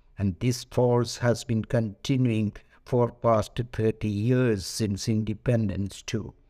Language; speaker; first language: English; non-native, local second language; Malayalam